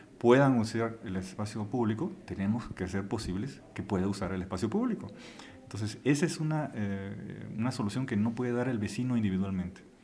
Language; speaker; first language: Spanish; non-native, fluent; German